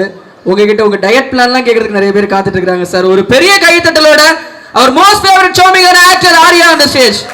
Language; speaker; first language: Tamil; native; Tamil